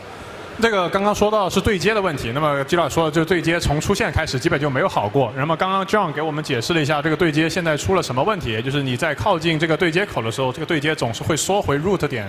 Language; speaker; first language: Chinese; native; Chinese